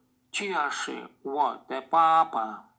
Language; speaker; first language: Chinese; non-native, learner; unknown